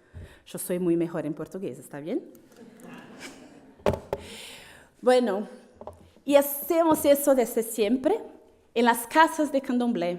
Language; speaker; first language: Spanish; non-native, fluent; Portuguese